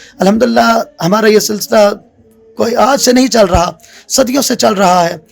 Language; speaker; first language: Urdu; native; Urdu